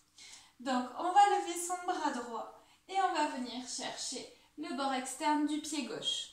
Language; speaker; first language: French; native; French